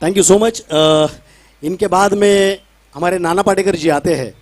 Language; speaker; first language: Hindi; non-native, local second language; Marathi